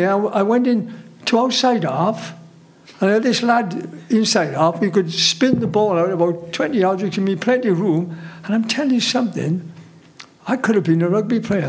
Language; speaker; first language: English; native; English